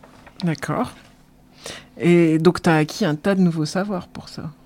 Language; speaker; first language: French; native; French